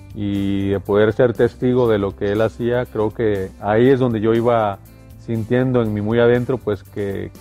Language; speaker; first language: Spanish; native; Spanish